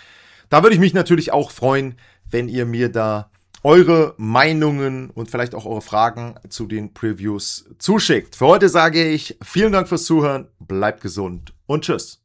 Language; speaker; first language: German; native; German